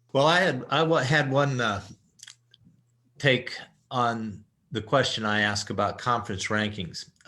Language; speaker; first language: English; native; English